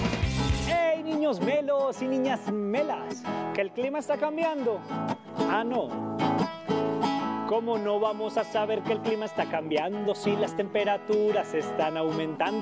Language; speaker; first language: Spanish; native; Spanish